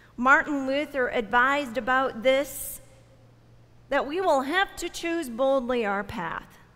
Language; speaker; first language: English; native; English